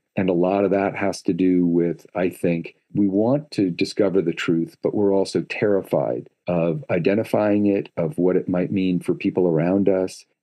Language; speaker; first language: English; native; English